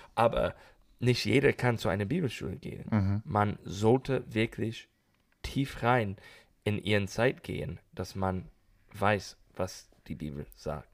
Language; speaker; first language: German; non-native, learner; English